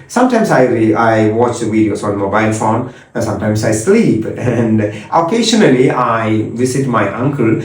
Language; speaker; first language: English; non-native, local second language; Malayalam